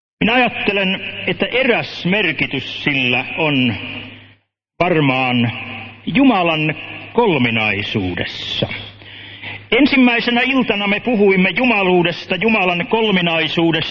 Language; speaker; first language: Finnish; native; Finnish